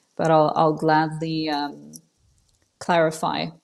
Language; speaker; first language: English; non-native, fluent; French